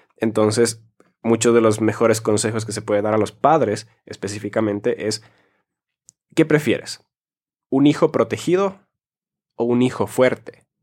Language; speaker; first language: Spanish; early bilingual, heritage; Spanish